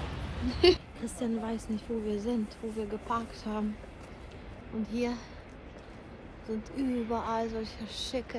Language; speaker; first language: German; non-native, learner; Ukrainian